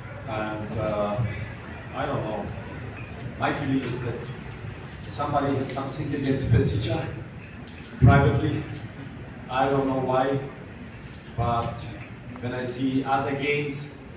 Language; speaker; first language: English; non-native, fluent; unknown